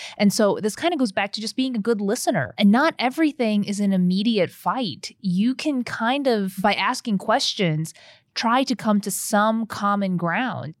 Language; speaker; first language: English; early bilingual, other home language; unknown